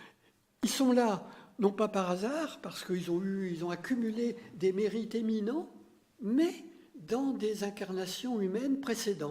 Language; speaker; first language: French; native; French